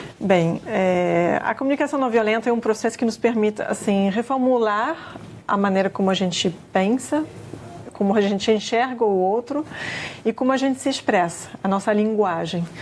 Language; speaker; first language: Portuguese; non-native, fluent; French